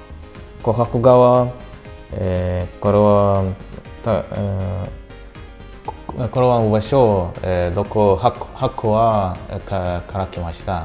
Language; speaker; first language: Japanese; non-native, learner; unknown